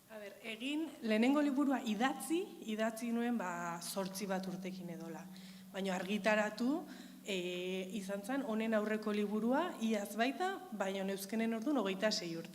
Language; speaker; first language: Basque; native; Basque